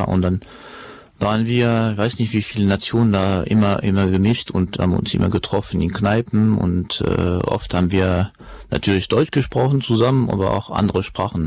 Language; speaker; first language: German; non-native, fluent; French